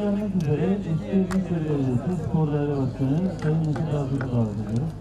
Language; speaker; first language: Turkish; native; Turkish